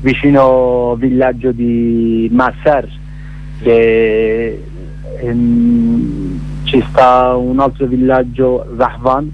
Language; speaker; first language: Italian; non-native, learner; Kurdish